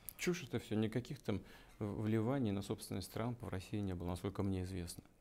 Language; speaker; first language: Russian; native; Russian